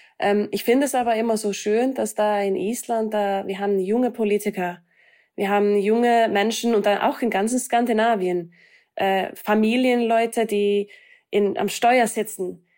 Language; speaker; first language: German; non-native, fluent; Icelandic